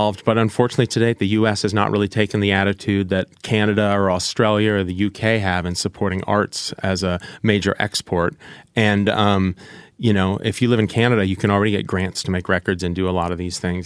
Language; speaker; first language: English; native; English